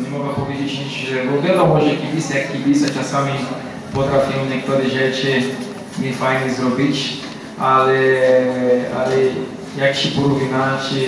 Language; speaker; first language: Polish; non-native, learner; Portuguese